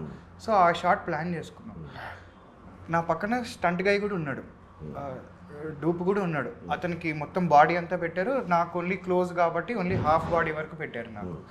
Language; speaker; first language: Telugu; native; Telugu